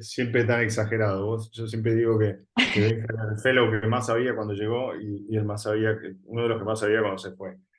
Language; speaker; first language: Spanish; native; Spanish